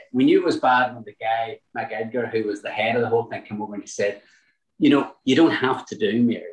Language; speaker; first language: English; native; English